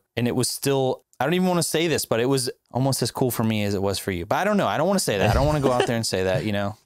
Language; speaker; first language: English; native; English